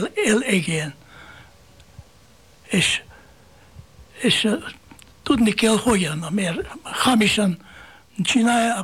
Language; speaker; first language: Hungarian; non-native, fluent; Bulgarian